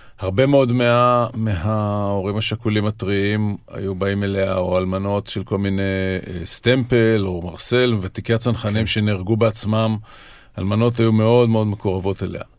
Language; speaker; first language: Hebrew; native; Hebrew